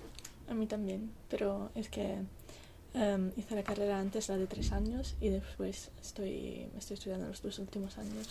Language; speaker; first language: Spanish; non-native, learner; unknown